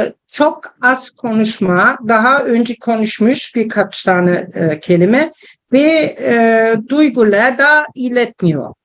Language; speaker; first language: Turkish; non-native, learner; German